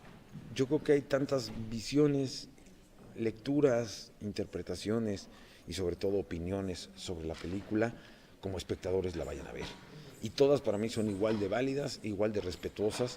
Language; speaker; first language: Spanish; native; Spanish